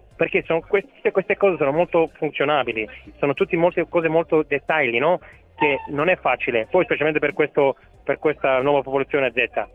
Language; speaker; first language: Italian; non-native, fluent; Bulgarian